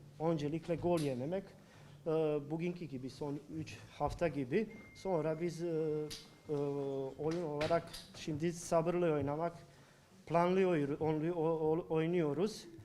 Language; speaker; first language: Turkish; non-native, learner; Bosnian